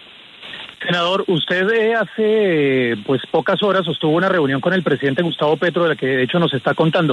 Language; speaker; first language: Spanish; native; Spanish